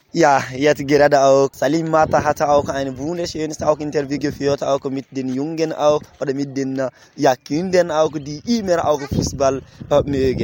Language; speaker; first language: German; non-native, learner; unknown